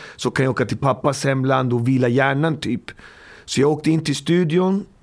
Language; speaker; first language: Swedish; native; Swedish